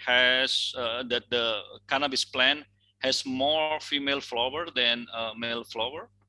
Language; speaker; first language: English; non-native, fluent; Indonesian